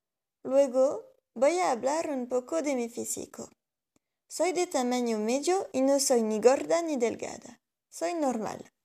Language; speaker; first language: Spanish; non-native, learner; French